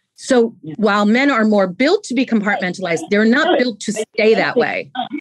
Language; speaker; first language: English; native; English